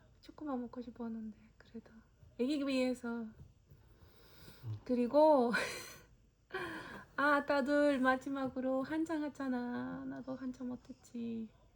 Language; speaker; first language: Korean; non-native, fluent; Spanish